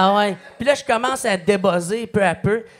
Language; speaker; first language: French; native; French